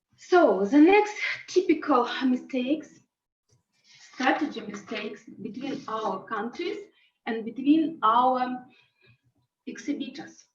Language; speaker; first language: English; non-native, learner; Russian